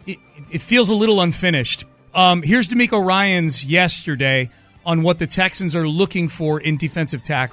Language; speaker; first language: English; native; English